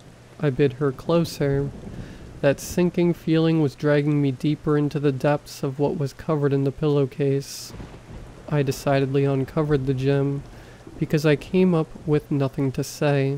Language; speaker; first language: English; native; English